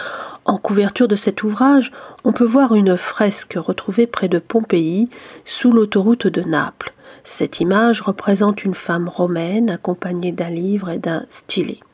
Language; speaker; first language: French; native; French